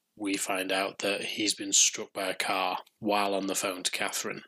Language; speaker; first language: English; native; English